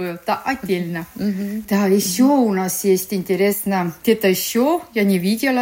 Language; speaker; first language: Russian; non-native, learner; Estonian